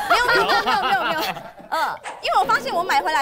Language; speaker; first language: Chinese; native; Chinese